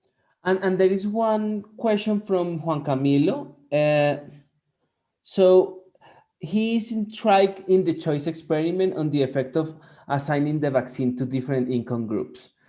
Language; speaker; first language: English; non-native, fluent; Spanish